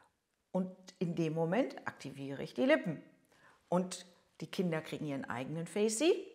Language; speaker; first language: German; native; German